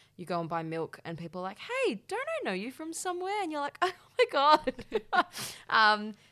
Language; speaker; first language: English; native; English